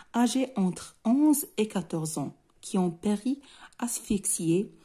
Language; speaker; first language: French; non-native, local second language; Arabic